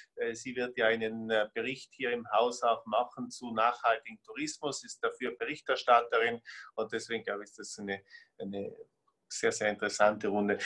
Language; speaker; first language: German; native; German